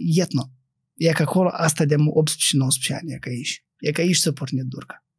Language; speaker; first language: Romanian; native; Romanian